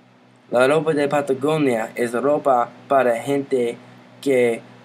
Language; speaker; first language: Spanish; non-native, learner; English